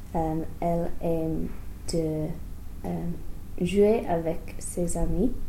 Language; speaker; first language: French; non-native, learner; English